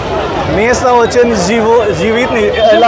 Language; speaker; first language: Russian; non-native, learner; Hindi